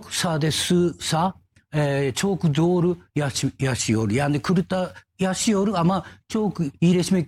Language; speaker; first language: Turkish; non-native, learner; Japanese